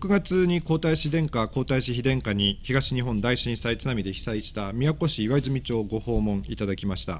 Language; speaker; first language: Japanese; native; Japanese